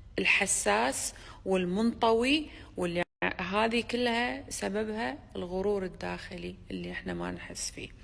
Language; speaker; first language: Arabic; native; Arabic